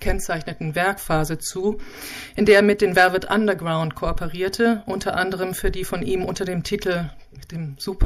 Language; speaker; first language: German; native; German